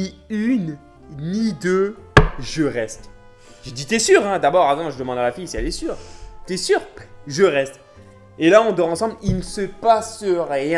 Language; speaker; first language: French; native; French